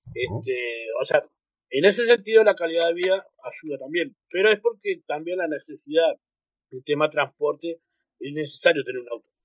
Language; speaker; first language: Spanish; native; Spanish